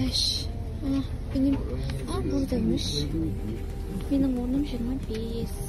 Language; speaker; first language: Turkish; non-native, learner; Kazakh